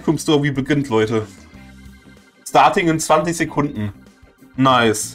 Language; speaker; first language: German; native; German